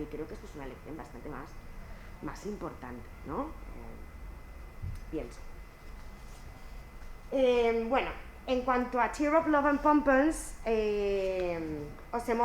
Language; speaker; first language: Spanish; native; Spanish